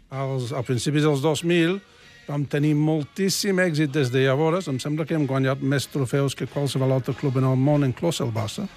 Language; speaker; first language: Catalan; non-native, fluent; English